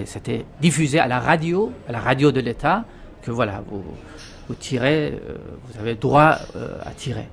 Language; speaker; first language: French; non-native, fluent; Persian